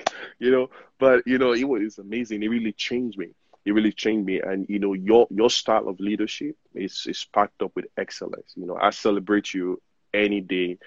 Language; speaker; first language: English; non-native, local second language; Yoruba